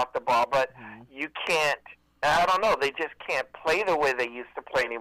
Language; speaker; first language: English; native; English